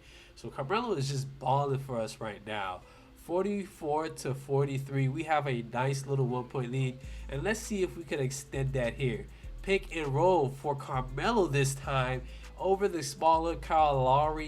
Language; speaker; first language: English; native; English